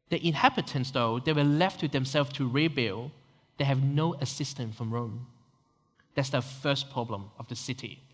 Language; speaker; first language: English; non-native, local second language; Cantonese